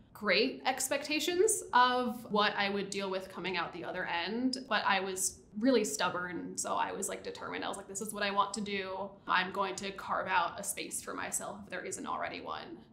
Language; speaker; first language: English; native; English